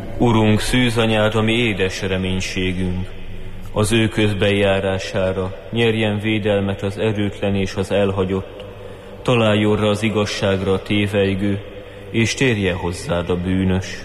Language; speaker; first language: Hungarian; native; Hungarian